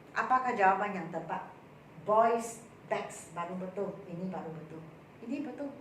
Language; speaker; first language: Malay; non-native, local second language; Chinese